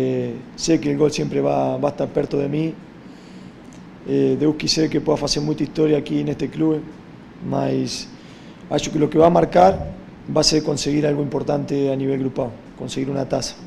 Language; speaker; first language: Portuguese; non-native, fluent; Spanish